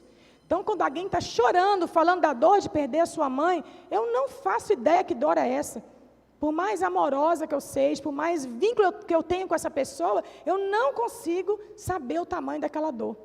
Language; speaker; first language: Portuguese; native; Portuguese